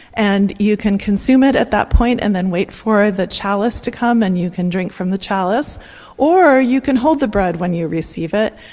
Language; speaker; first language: English; native; English